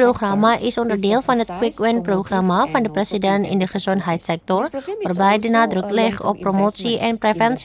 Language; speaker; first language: Dutch; non-native, fluent; Indonesian